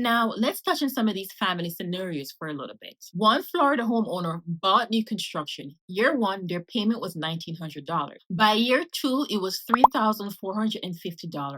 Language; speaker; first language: English; native; English